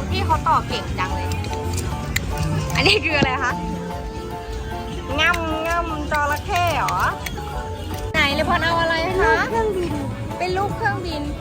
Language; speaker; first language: Thai; native; Thai